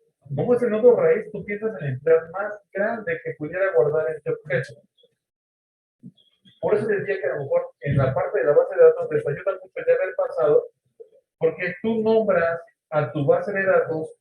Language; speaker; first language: Spanish; native; Spanish